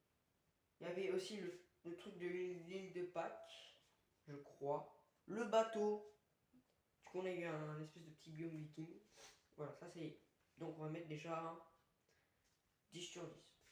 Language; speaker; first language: French; native; French